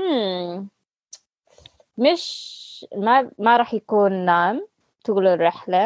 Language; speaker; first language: Arabic; non-native, learner; English